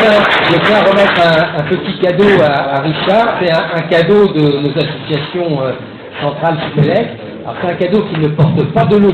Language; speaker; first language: French; native; French